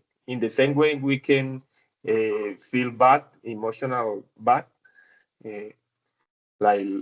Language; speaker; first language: English; non-native, learner; Spanish